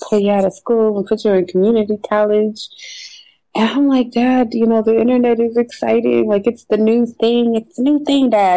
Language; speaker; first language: English; native; English